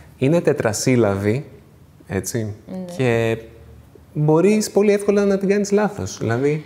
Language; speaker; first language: Greek; native; Greek